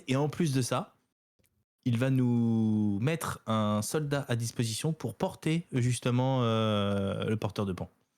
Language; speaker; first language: French; native; French